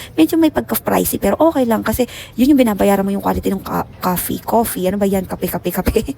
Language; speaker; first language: Filipino; non-native, local second language; Iloko